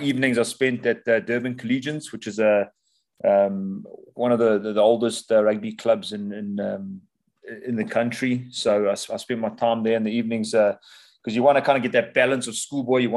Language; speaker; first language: English; native; English